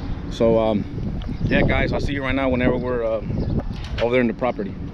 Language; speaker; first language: English; early bilingual, other home language; Spanish